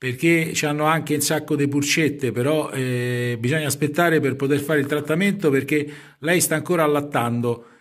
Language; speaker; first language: Italian; native; Italian